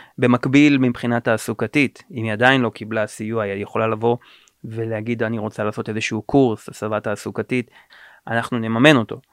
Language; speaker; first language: Hebrew; native; Hebrew